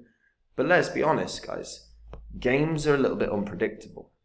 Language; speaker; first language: English; native; English